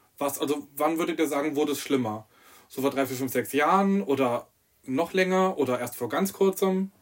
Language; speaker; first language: German; native; German